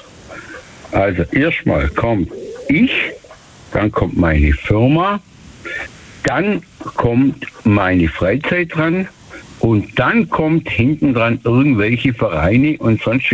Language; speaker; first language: German; native; German